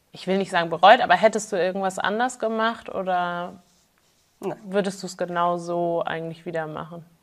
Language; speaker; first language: German; native; German